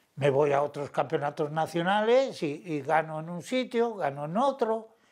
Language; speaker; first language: Spanish; native; Spanish